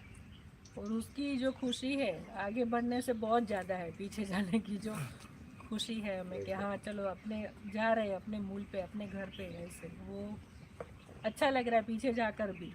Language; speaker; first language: Hindi; native; Hindi